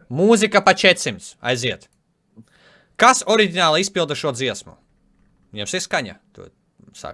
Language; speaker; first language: Latvian; native; Latvian